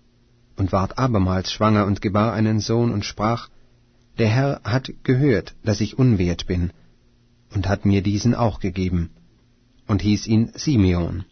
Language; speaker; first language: German; native; German